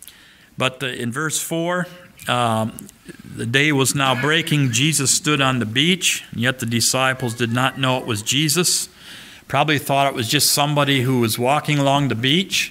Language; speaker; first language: English; native; English